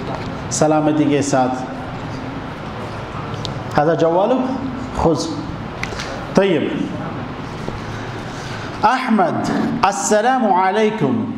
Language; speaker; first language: Arabic; non-native, fluent; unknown